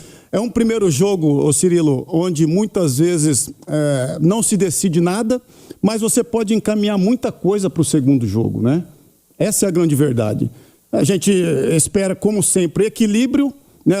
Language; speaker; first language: Portuguese; native; Portuguese